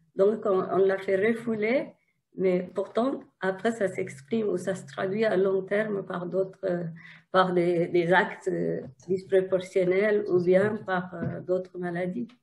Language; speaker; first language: French; non-native, fluent; Tigrinya